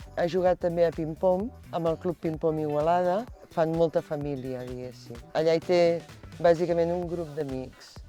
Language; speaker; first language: Catalan; native; Catalan